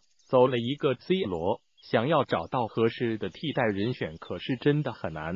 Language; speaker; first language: Chinese; native; Chinese